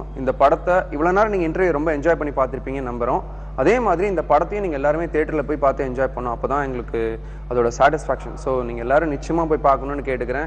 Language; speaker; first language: Tamil; native; Tamil